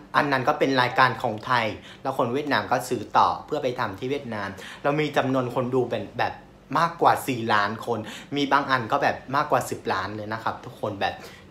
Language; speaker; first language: Thai; non-native, fluent; Vietnamese